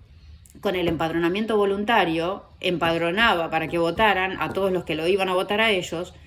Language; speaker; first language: Spanish; native; Spanish